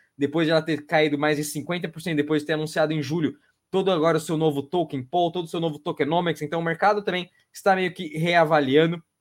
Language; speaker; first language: Portuguese; native; Portuguese